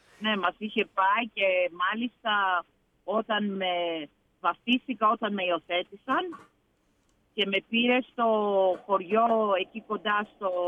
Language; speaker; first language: Greek; early bilingual, heritage; Greek